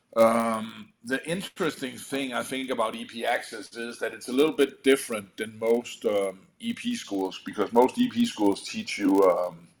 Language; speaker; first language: English; non-native, fluent; Danish